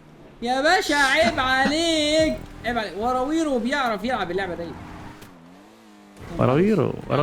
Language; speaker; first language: Arabic; native; Arabic